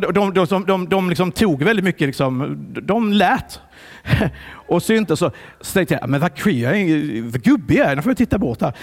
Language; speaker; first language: Swedish; early bilingual, other home language; Italian